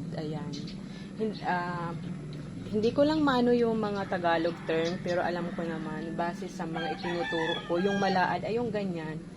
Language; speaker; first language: Filipino; non-native, local second language; Bikol